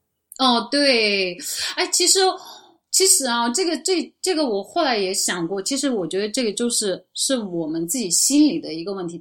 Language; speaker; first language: Chinese; non-native, local second language; Uyghur